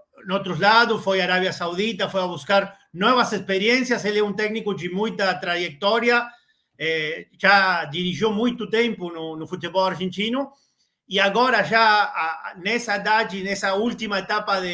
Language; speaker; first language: Portuguese; non-native, learner; Spanish